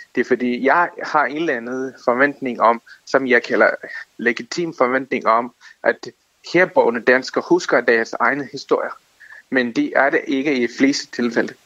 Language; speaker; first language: Danish; non-native, fluent; Tamil